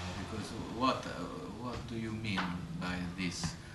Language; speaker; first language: English; non-native, learner; French